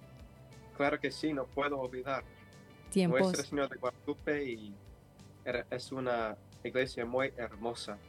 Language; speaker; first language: Spanish; non-native, learner; English